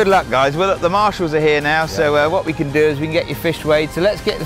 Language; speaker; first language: English; native; English